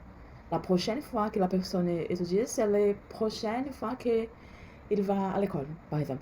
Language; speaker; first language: French; non-native, learner; Portuguese